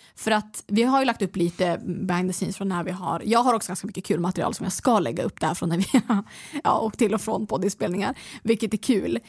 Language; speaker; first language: Swedish; native; Swedish